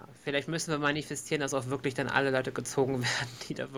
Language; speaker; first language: German; native; German